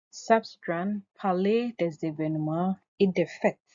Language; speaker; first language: French; non-native, fluent; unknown